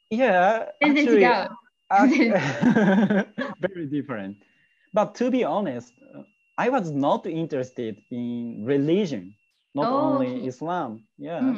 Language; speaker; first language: English; non-native, learner; Japanese